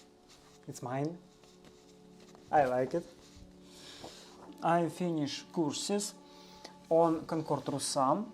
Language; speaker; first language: English; non-native, learner; Russian